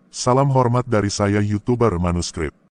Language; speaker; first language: Indonesian; native; Indonesian